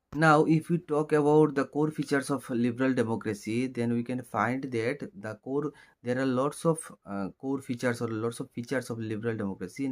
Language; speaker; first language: English; non-native, local second language; Bangla